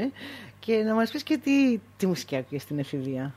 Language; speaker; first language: Greek; native; Greek